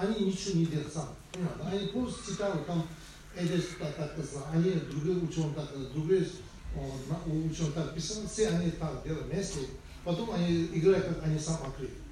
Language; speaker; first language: Russian; non-native, learner; Tibetan